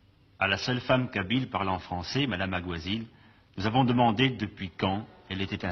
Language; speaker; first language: French; native; French